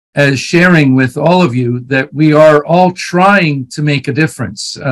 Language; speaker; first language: English; native; English